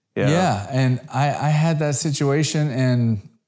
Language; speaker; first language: English; native; English